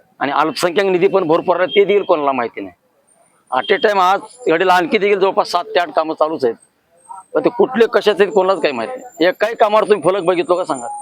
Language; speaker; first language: Marathi; native; Marathi